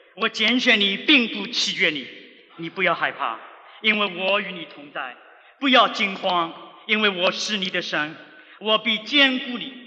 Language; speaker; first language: Chinese; native; Chinese